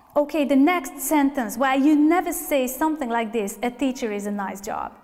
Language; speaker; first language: English; non-native, fluent; Hungarian